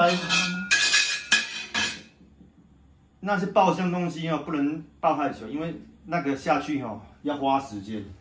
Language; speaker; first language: Chinese; native; Chinese